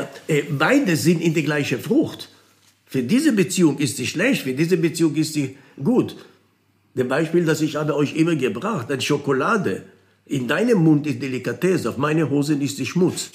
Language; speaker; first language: German; non-native, fluent; Hebrew